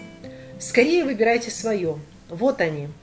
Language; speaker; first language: Russian; native; Russian